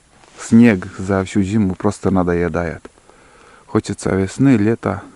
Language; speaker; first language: Russian; native; Russian